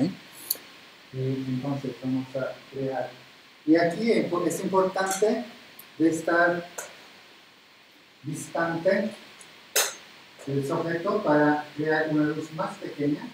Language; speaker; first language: Spanish; non-native, fluent; Italian